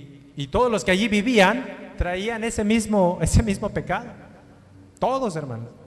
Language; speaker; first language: Spanish; native; Spanish